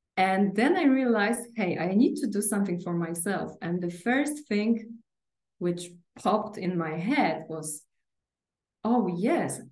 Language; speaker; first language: English; non-native, fluent; Polish